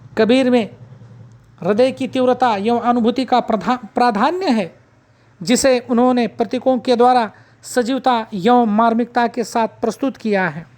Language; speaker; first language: Hindi; non-native, local second language; Marathi